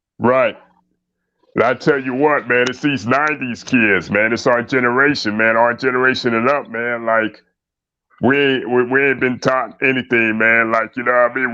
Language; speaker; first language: English; native; English